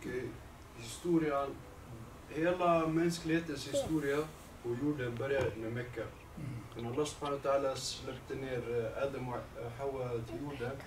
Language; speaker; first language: Swedish; early bilingual, other home language; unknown